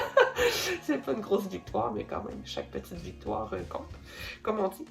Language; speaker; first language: French; native; French